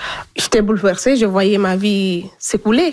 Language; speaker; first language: French; non-native, local second language; Fula